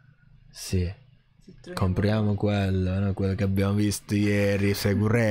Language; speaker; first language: Italian; non-native, learner; Japanese